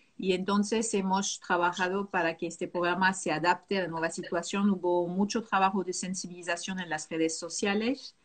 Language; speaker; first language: Spanish; non-native, fluent; French